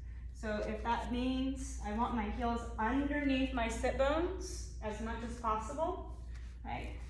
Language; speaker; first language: English; native; English